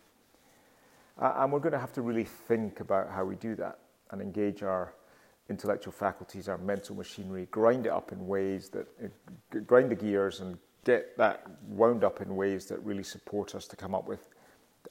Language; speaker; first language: English; native; English